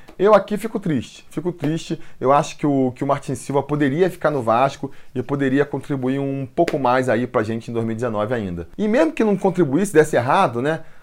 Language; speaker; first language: Portuguese; native; Portuguese